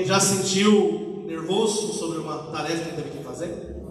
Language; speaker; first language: Portuguese; native; Portuguese